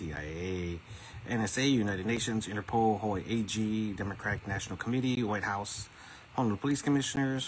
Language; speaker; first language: English; native; English